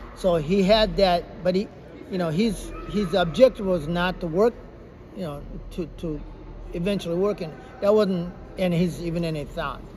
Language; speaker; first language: English; non-native, fluent; Japanese